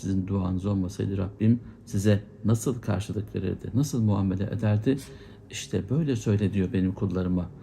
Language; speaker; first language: Turkish; native; Turkish